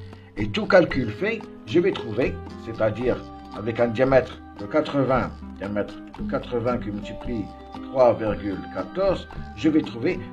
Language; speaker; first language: French; non-native, local second language; Arabic